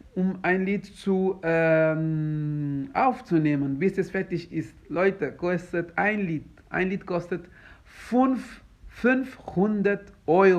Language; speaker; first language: German; non-native, fluent; Kabuverdianu